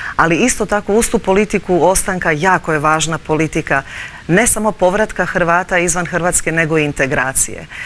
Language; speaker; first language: Croatian; early bilingual, heritage; Croatian